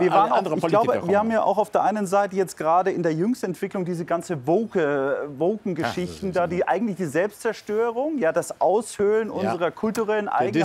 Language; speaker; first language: German; native; German